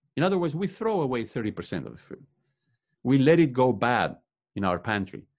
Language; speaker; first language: English; non-native, fluent; Spanish